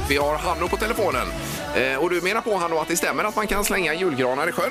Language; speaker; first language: Swedish; native; Swedish